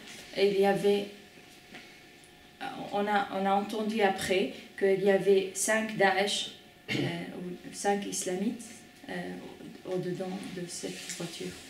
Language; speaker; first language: French; non-native, fluent; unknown